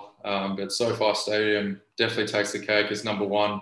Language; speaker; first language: English; native; English